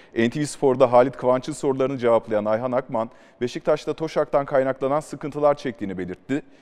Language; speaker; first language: Turkish; native; Turkish